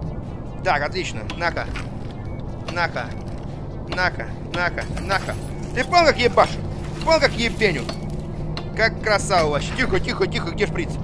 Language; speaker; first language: Russian; native; Russian